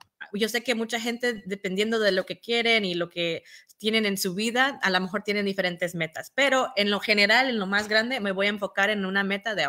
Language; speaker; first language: Spanish; early bilingual, heritage; Spanish